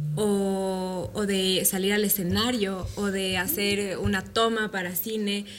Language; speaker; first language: Spanish; native; Spanish